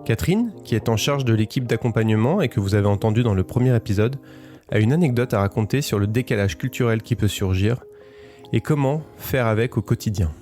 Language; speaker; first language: French; native; French